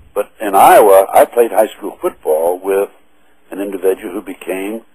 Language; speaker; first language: English; native; English